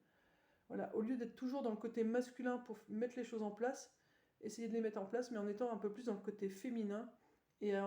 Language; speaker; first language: French; native; French